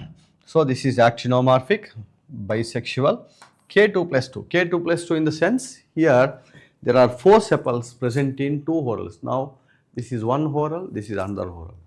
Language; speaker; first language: English; non-native, local second language; Telugu